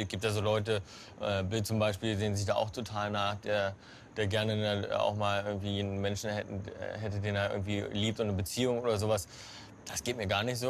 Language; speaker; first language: German; native; German